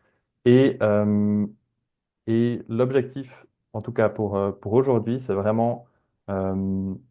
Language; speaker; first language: French; native; French